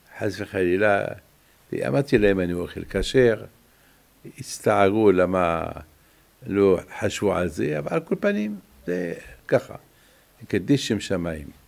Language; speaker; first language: Hebrew; non-native, fluent; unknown